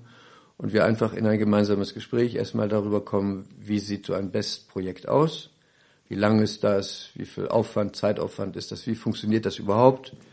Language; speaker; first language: German; native; German